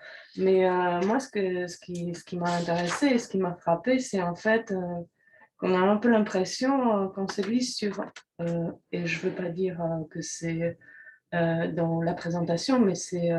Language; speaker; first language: French; non-native, fluent; Polish